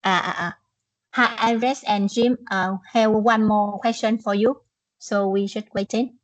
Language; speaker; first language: English; non-native, learner; Vietnamese